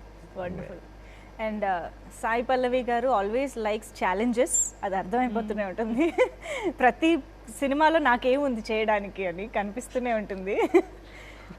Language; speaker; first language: Telugu; native; Telugu